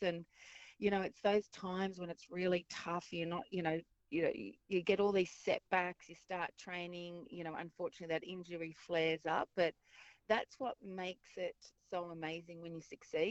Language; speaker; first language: English; native; English